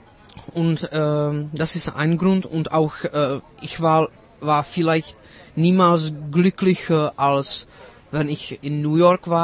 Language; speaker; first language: German; non-native, fluent; Czech